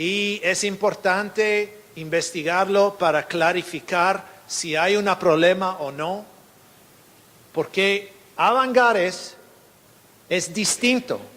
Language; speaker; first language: Spanish; non-native, fluent; English